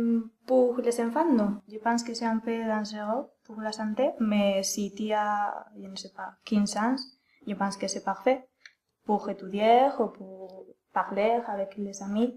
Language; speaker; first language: French; non-native, learner; Spanish